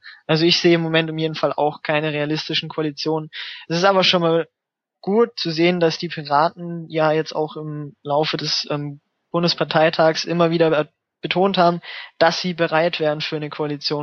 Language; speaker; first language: German; native; German